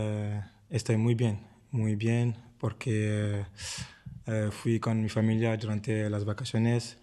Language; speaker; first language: Spanish; non-native, learner; French